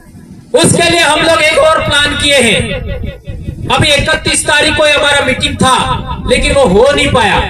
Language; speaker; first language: Hindi; non-native, local second language; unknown